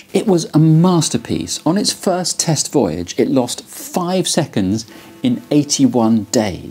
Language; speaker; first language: English; native; English